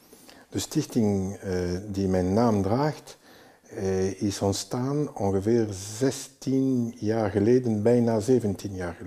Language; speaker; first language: Dutch; non-native, local second language; French